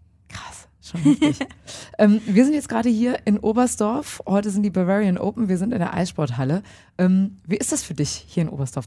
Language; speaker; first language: German; native; German